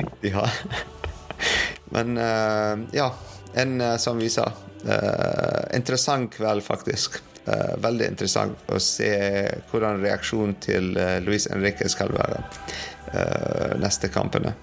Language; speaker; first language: Norwegian; non-native, fluent; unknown